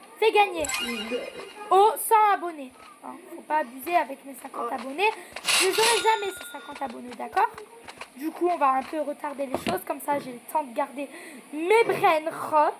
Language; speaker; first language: French; native; French